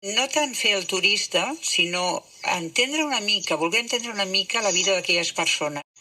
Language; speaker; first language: Catalan; native; Catalan